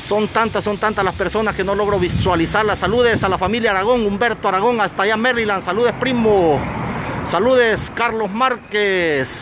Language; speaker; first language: Spanish; native; Spanish